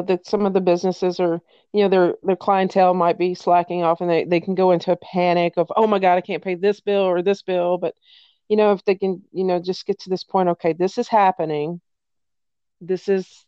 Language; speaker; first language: English; native; English